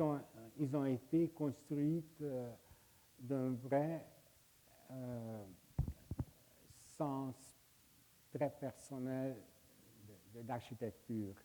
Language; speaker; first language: French; non-native, fluent; Hungarian